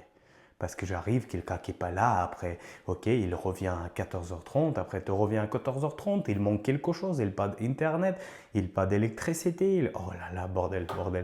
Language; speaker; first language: French; non-native, learner; Ukrainian